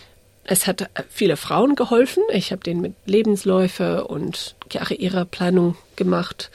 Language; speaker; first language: German; early bilingual, heritage; English